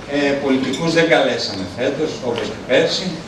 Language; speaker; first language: Greek; native; Greek